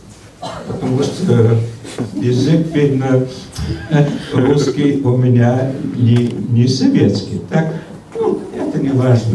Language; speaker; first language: Russian; early bilingual, heritage; Russian